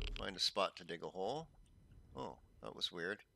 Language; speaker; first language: English; native; English